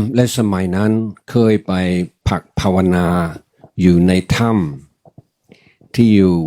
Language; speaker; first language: Thai; non-native, fluent; English